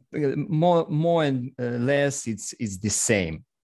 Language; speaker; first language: English; non-native, learner; Russian